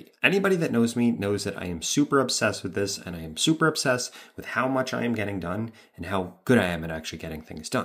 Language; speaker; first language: English; native; English